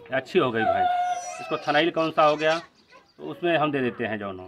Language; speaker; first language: Hindi; native; Hindi